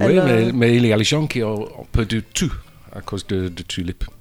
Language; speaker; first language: French; non-native, fluent; English